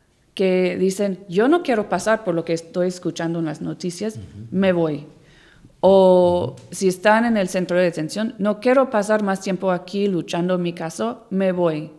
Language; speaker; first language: Spanish; non-native, fluent; English